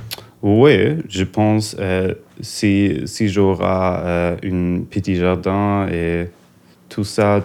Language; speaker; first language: French; non-native, learner; German